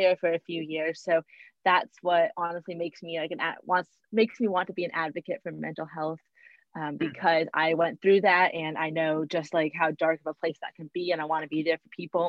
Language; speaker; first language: English; native; English